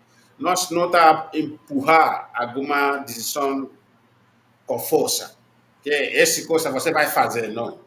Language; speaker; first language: Portuguese; non-native, learner; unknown